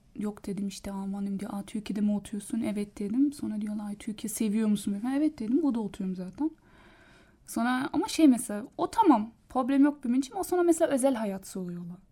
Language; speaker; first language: Turkish; non-native, learner; German